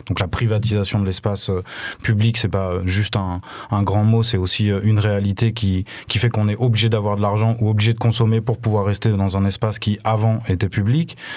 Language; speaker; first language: French; native; French